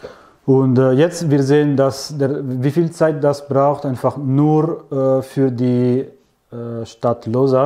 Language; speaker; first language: German; non-native, fluent; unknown